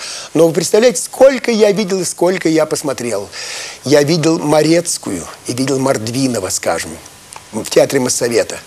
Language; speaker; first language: Russian; native; Russian